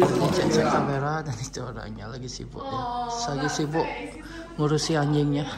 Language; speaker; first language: Indonesian; native; Indonesian